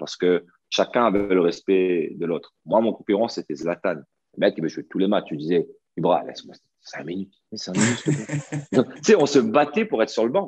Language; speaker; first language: French; native; French